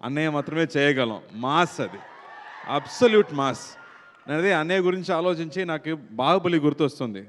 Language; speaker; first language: Telugu; non-native, local second language; Tamil